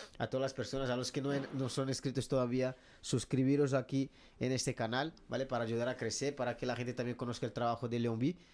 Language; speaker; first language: Spanish; non-native, fluent; Portuguese